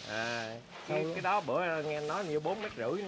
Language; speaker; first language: Vietnamese; native; Vietnamese